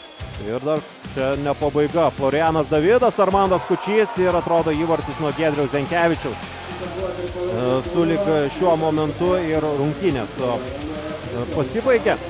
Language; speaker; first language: Lithuanian; native; Lithuanian